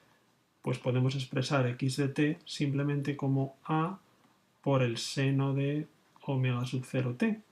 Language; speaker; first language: Spanish; native; Spanish